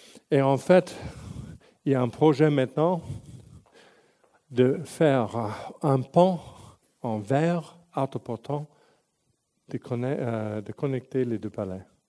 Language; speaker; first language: French; non-native, local second language; English